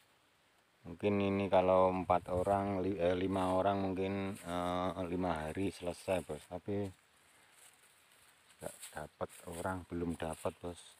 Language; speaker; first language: Indonesian; non-native, local second language; Javanese